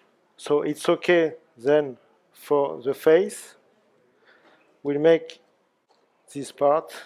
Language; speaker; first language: English; non-native, learner; French